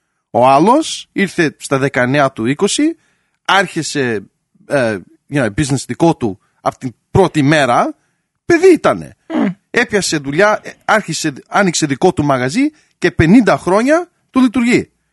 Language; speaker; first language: Greek; early bilingual, heritage; Greek